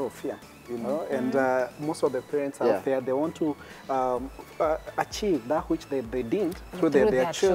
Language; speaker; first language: English; non-native, local second language; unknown